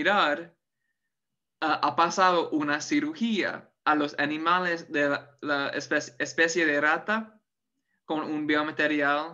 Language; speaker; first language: Spanish; non-native, fluent; English